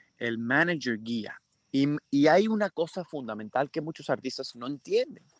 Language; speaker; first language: Spanish; early bilingual, heritage; Spanish